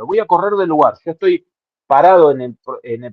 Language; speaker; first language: Spanish; native; Spanish